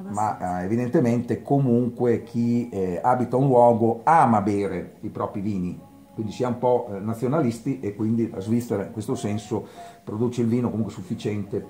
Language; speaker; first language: Italian; native; Italian